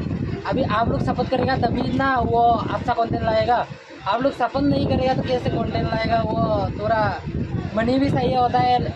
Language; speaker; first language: Hindi; non-native, local second language; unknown